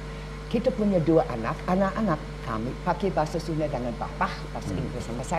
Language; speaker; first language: Indonesian; non-native, learner; English